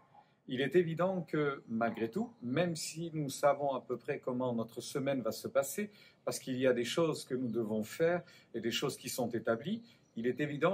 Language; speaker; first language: French; native; French